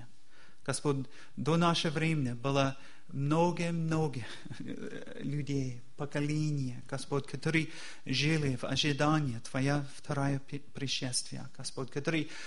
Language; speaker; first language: Russian; non-native, fluent; English